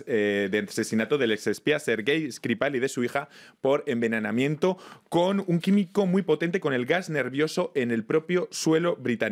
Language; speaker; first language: Spanish; native; Spanish